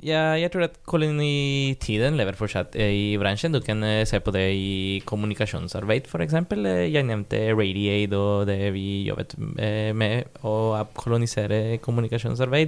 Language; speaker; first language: Norwegian; non-native, fluent; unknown